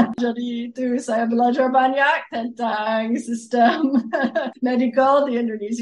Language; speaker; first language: Indonesian; non-native, fluent; English